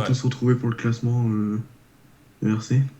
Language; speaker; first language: French; native; French